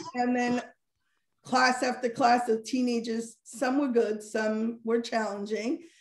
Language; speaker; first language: English; native; English